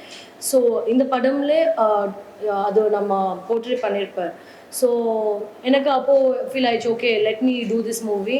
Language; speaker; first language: Tamil; non-native, learner; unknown